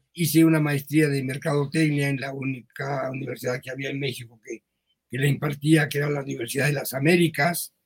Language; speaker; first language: Spanish; early bilingual, other home language; Yiddish